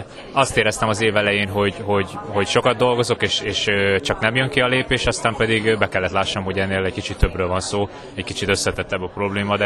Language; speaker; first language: Hungarian; native; Hungarian